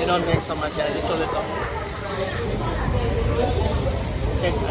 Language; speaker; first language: English; non-native, fluent; Vietnamese